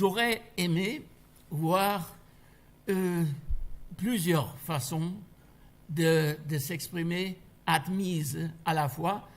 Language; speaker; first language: French; non-native, fluent; German